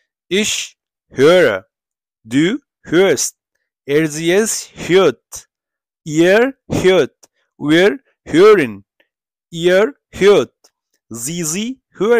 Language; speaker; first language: German; non-native, fluent; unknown